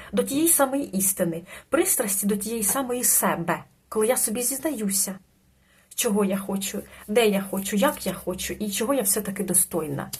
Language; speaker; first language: Ukrainian; non-native, local second language; Russian